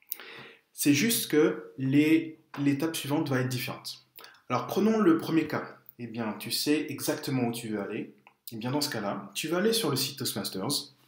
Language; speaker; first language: French; native; French